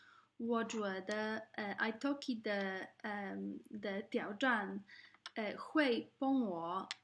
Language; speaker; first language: Chinese; non-native, learner; English